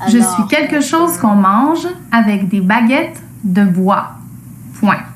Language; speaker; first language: French; native; French